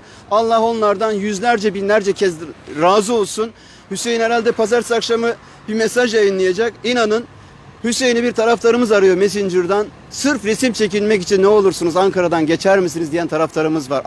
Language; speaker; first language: Turkish; native; Turkish